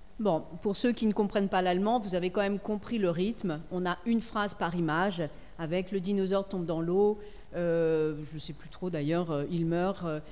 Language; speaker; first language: French; native; French